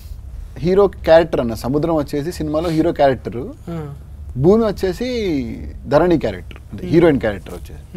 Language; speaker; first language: Telugu; native; Telugu